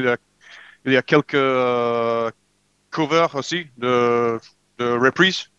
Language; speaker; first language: French; non-native, learner; English